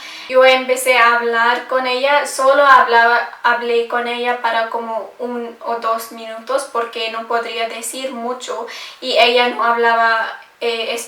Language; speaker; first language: Spanish; non-native, learner; English